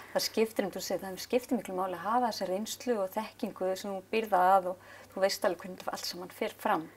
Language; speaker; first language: Icelandic; native; Icelandic